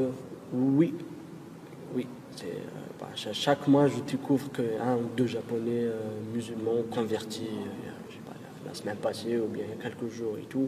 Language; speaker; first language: French; non-native, local second language; Arabic